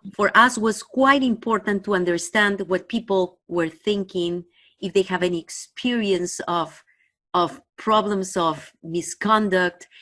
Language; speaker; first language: English; non-native, fluent; Spanish